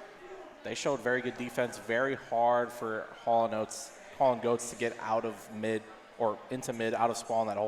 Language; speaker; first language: English; native; English